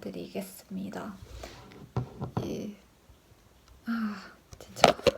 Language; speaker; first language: Korean; non-native, learner; English